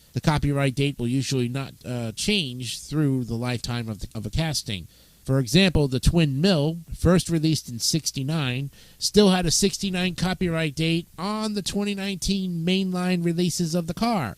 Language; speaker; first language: English; native; English